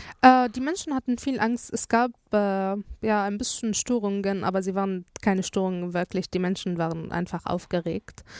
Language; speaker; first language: German; non-native, fluent; Arabic